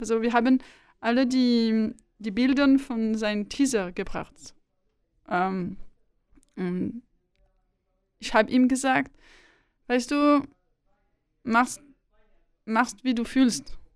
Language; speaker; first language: German; non-native, learner; French